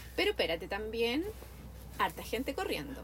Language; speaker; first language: Spanish; native; Spanish